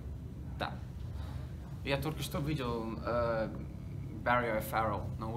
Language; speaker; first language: Russian; non-native, learner; English